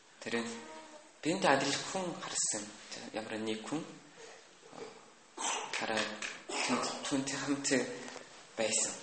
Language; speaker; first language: Mongolian; non-native, learner; Korean